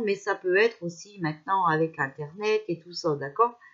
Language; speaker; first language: French; native; French